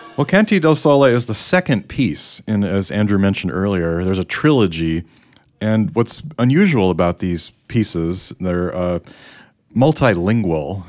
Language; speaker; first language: English; native; English